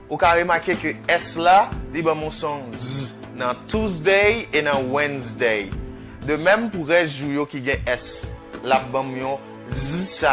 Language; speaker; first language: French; non-native, local second language; Haitian Creole